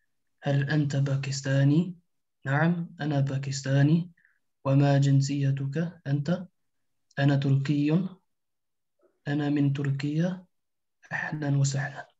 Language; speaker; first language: Arabic; non-native, learner; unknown